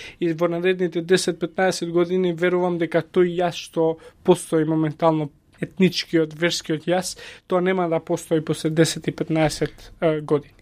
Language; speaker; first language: Macedonian; non-native, local second language; Albanian